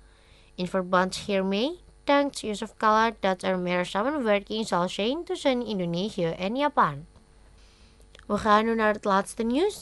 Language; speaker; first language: Dutch; non-native, fluent; Indonesian